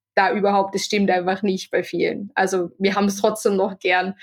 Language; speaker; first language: German; native; German